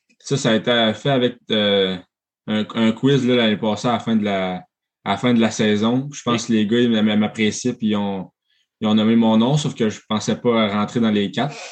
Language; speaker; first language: French; native; French